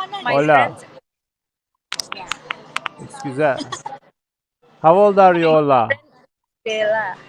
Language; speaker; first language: English; non-native, learner; Turkish